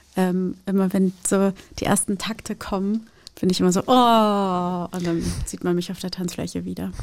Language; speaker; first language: German; early bilingual, other home language; Portuguese